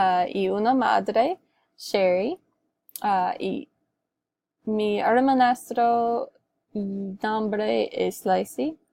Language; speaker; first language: Spanish; non-native, learner; English